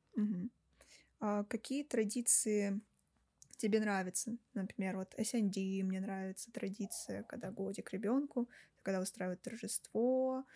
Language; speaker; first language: Russian; native; Russian